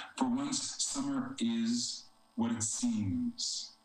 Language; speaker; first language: English; native; English